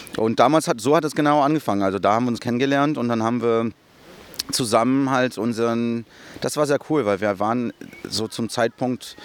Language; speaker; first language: German; early bilingual, other home language; Portuguese